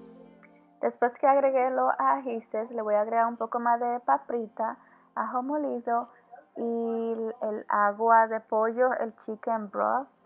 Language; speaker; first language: Spanish; early bilingual, heritage; Spanish